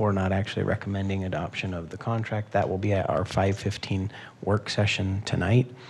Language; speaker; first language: English; native; English